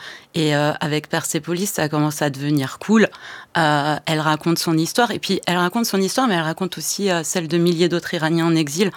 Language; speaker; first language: French; early bilingual, other home language; Persian